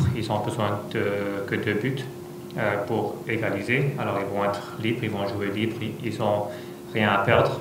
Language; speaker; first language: French; non-native, fluent; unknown